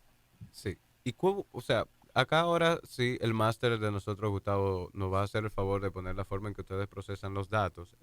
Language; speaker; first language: Spanish; native; Spanish